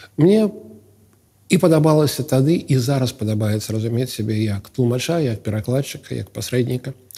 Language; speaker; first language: Belarusian; non-native, local second language; Russian